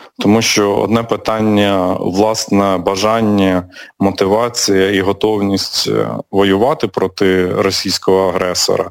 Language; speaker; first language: Ukrainian; native; Ukrainian